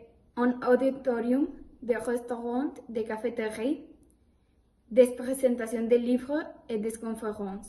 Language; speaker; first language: French; non-native, learner; Spanish